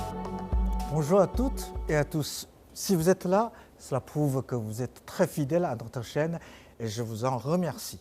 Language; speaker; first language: French; non-native, fluent; Chinese